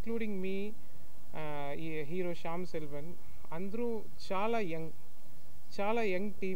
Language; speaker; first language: Telugu; non-native, learner; Tamil